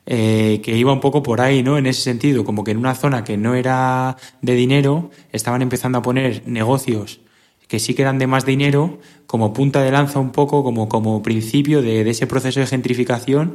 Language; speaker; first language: Spanish; native; Spanish